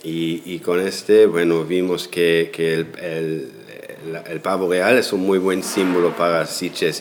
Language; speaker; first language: Spanish; non-native, fluent; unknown